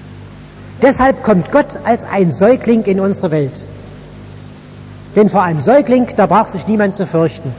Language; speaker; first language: German; native; German